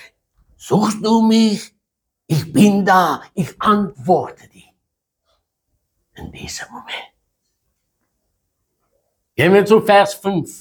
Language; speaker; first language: German; non-native, fluent; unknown